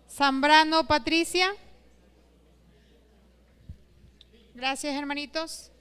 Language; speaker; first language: Spanish; native; Spanish